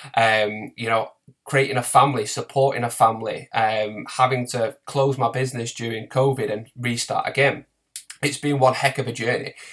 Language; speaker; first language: English; native; English